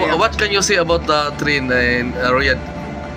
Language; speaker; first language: English; non-native, learner; Filipino